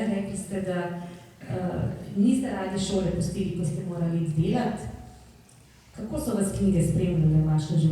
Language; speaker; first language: Slovenian; native; Slovenian